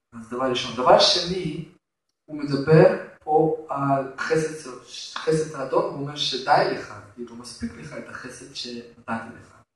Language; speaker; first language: Hebrew; non-native, fluent; Russian